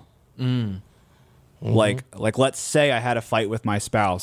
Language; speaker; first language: English; native; English